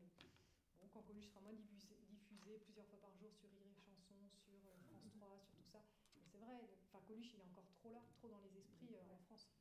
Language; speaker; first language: French; native; French